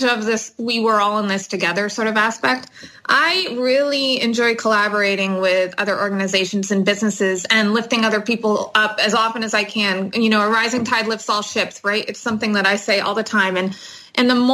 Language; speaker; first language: English; native; English